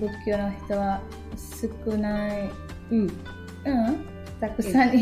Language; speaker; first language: Japanese; non-native, learner; Nepali